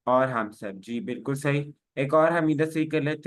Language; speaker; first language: Urdu; native; Urdu